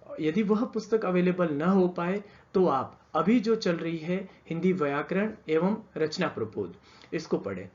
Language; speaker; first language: Hindi; native; Hindi